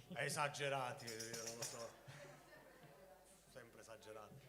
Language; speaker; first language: Italian; native; Italian